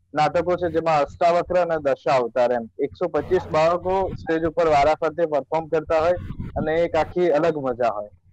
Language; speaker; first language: Gujarati; native; Gujarati